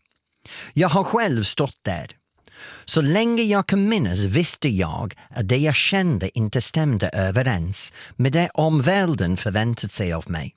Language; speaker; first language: Swedish; non-native, fluent; English